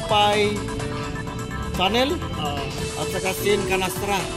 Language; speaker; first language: Filipino; non-native, local second language; Cebuano